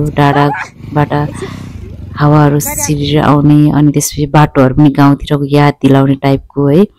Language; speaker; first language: Nepali; non-native, local second language; Eastern Tamang